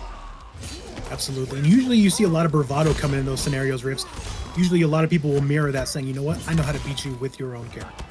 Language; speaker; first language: English; native; English